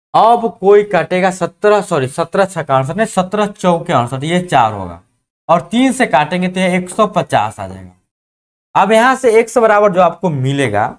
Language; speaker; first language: Hindi; native; Hindi